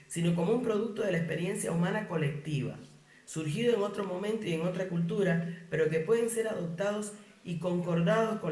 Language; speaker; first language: Spanish; native; Spanish